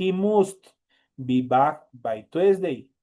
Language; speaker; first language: English; non-native, fluent; Spanish